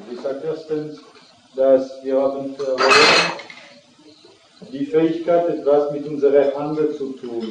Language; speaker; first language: German; non-native, fluent; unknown